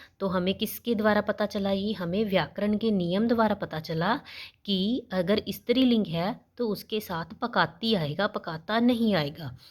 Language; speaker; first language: Hindi; non-native, local second language; Punjabi